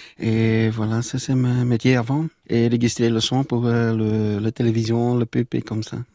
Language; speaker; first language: French; non-native, local second language; Dutch